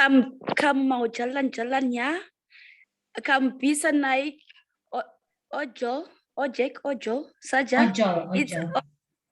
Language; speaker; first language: Indonesian; non-native, learner; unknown